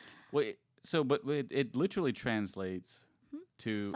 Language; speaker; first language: English; native; English